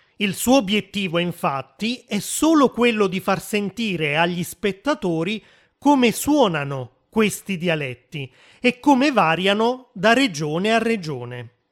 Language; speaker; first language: Italian; native; Italian